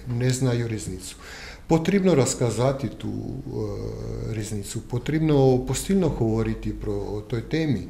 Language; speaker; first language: Ukrainian; non-native, learner; Croatian